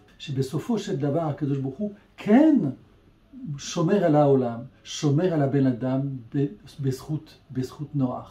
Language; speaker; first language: Hebrew; non-native, fluent; French